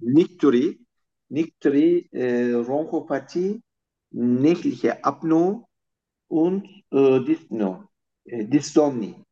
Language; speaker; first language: German; non-native, fluent; Turkish